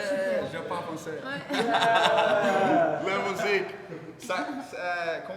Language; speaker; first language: French; non-native, learner; Portuguese